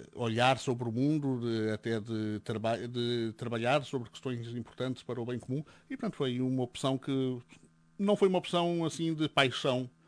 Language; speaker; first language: Portuguese; native; Portuguese